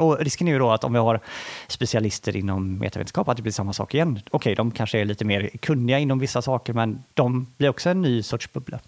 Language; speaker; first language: Swedish; native; Swedish